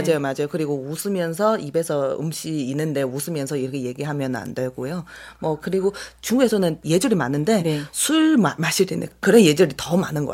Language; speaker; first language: Korean; non-native, fluent; Chinese